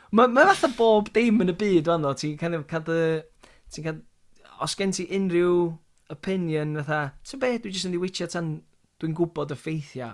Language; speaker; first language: Welsh; native; Welsh